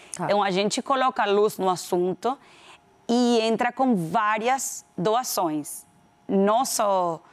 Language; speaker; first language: Portuguese; non-native, fluent; Spanish